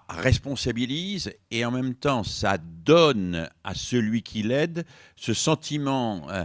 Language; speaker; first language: French; native; French